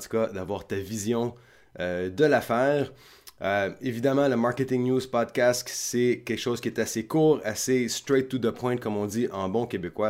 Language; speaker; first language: French; native; French